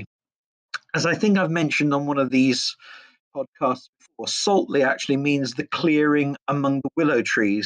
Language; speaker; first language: English; native; English